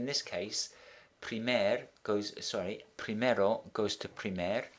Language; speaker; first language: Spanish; non-native, fluent; English